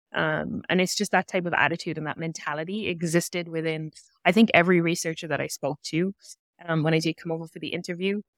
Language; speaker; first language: English; native; English